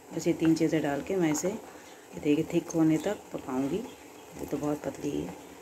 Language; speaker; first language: Hindi; native; Hindi